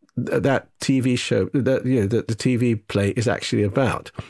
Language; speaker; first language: English; non-native, local second language; Japanese